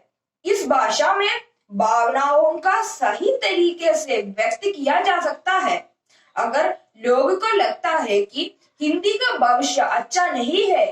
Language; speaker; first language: Hindi; non-native, local second language; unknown